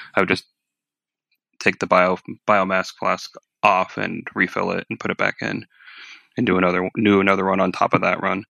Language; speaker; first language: English; native; English